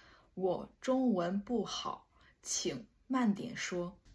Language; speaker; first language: Chinese; native; Chinese